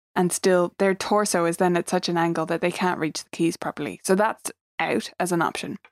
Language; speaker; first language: English; native; English